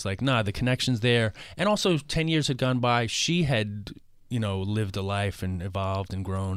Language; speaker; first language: English; native; English